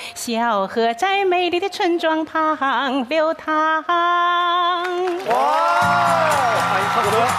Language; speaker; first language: Chinese; native; Chinese